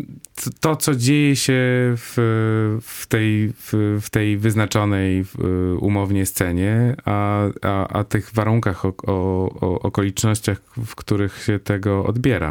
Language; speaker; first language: Polish; native; Polish